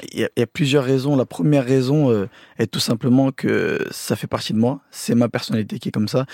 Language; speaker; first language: French; early bilingual, other home language; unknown